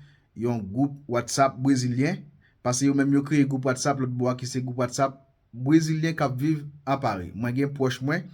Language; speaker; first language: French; non-native, local second language; Haitian Creole